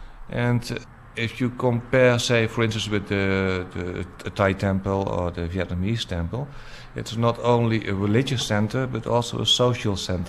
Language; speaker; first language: English; non-native, fluent; Dutch